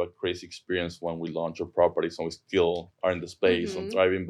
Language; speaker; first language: English; non-native, fluent; Spanish